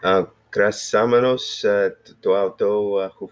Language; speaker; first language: Greek; non-native, learner; English